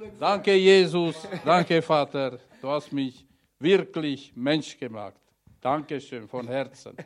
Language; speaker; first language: German; non-native, learner; Romanian